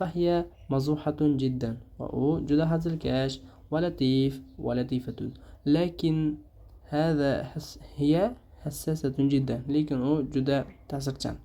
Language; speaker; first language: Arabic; non-native, fluent; Uzbek